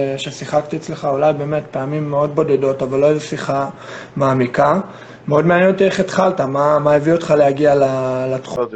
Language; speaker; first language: Hebrew; non-native, fluent; English